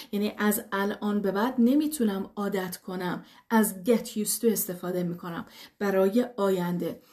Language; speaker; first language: Persian; non-native, fluent; English